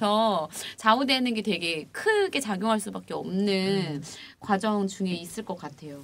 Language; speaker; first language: Korean; native; Korean